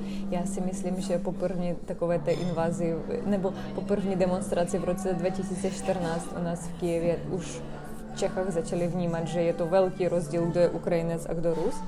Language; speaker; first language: Czech; non-native, fluent; Russian